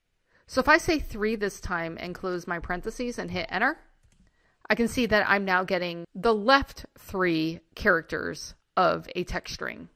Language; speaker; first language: English; native; English